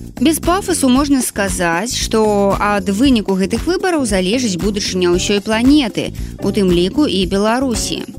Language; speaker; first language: Belarusian; native; Belarusian